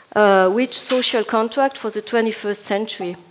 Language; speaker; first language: English; non-native, fluent; Italian